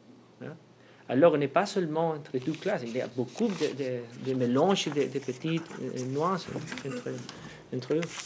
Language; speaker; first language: French; non-native, fluent; Spanish